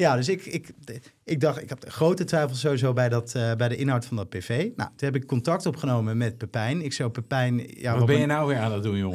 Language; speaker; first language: Dutch; native; Dutch